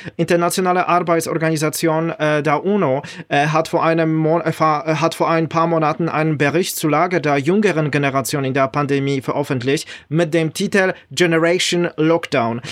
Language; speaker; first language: German; non-native, fluent; Polish